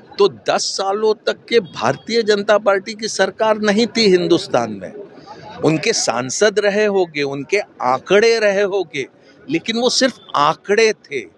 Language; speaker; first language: Hindi; non-native, local second language; Marathi